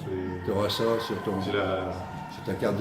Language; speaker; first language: French; native; French